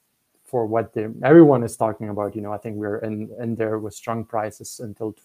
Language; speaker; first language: English; non-native, fluent; French